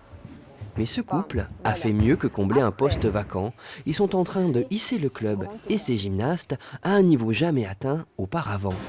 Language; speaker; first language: French; native; French